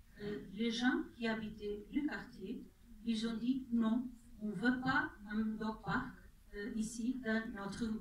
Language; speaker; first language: French; non-native, fluent; Portuguese